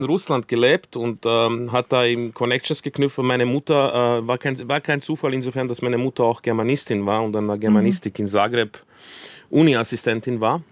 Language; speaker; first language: German; early bilingual, other home language; Croatian